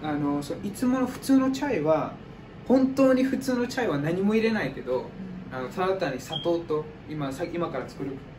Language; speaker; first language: Japanese; non-native, fluent; English